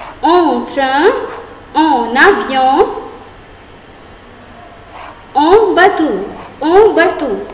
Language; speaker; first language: French; non-native, fluent; Arabic